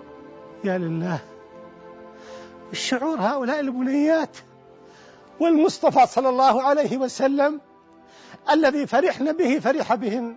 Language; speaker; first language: Arabic; native; Arabic